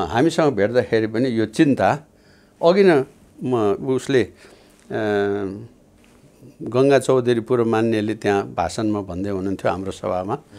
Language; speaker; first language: Nepali; native; Nepali